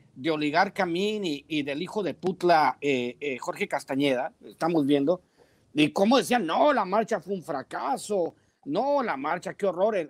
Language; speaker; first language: Spanish; native; Spanish